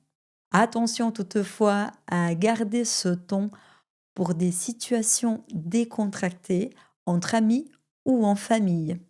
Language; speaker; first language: French; non-native, fluent; Portuguese